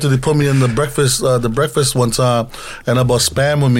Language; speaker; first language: English; native; English